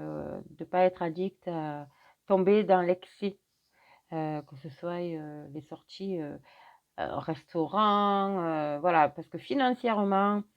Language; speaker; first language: French; native; French